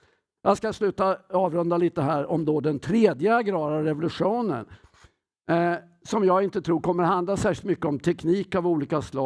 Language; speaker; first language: Swedish; native; Swedish